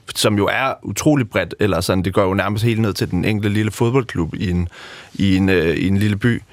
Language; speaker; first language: Danish; native; Danish